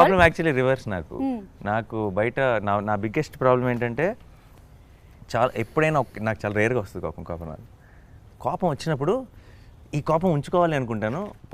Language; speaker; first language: Telugu; native; Telugu